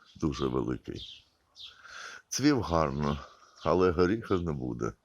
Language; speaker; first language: Ukrainian; native; Ukrainian